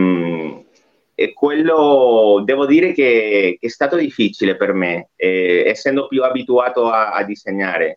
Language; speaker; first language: Italian; non-native, fluent; Spanish